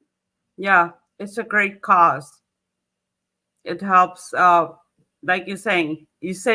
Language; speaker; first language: English; non-native, fluent; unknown